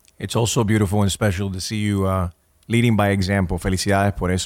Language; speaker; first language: English; early bilingual, other home language; Spanish